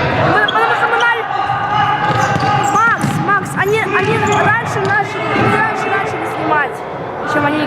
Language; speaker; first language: Russian; native; Russian